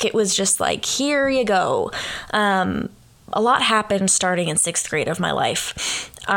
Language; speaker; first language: English; native; English